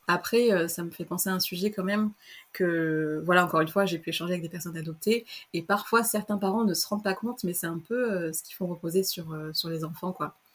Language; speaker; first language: French; native; French